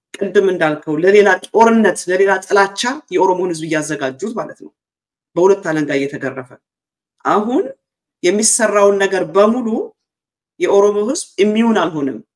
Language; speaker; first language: Amharic; native; Amharic